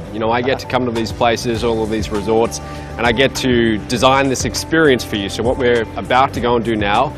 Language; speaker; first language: English; native; English